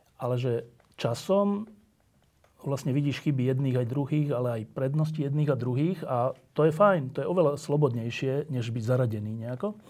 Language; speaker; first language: Slovak; native; Slovak